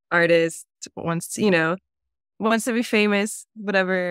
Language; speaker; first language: English; native; English